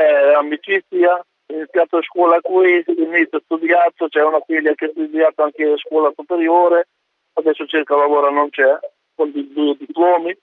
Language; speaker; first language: Italian; non-native, learner; Macedonian